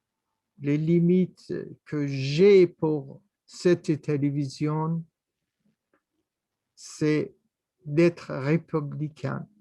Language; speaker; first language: French; non-native, fluent; Persian